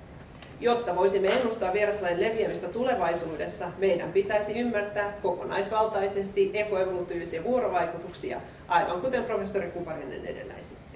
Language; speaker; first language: Finnish; native; Finnish